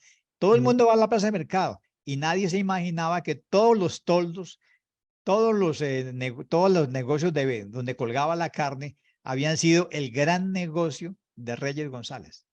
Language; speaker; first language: Spanish; native; Spanish